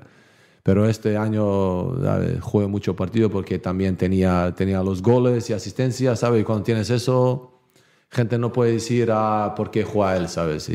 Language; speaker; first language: Spanish; non-native, learner; Bosnian